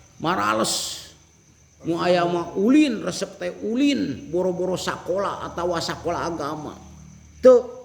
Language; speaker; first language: Sundanese; native; Sundanese